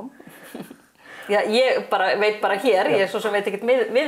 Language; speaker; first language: Icelandic; native; Icelandic